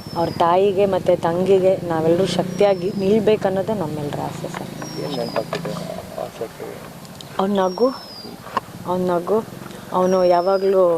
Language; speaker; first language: Kannada; native; Kannada